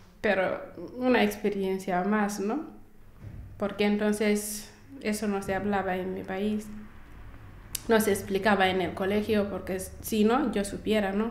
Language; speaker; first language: Spanish; non-native, fluent; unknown